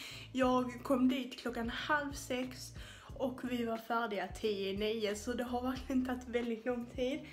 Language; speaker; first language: Swedish; native; Swedish